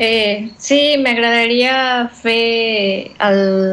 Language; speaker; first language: Catalan; non-native, learner; Spanish